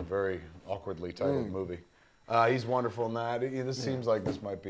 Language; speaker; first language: English; native; English